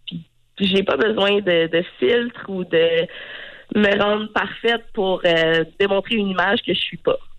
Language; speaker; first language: French; native; French